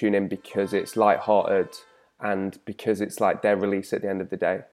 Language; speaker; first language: English; native; English